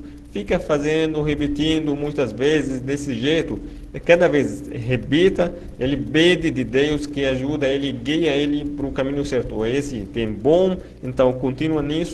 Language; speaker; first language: Portuguese; non-native, fluent; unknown